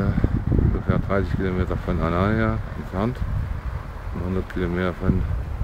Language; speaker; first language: German; native; German